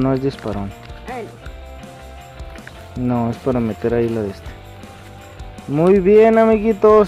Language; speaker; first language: Spanish; native; Spanish